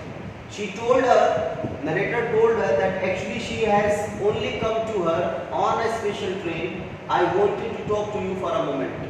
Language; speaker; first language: English; non-native, local second language; Hindi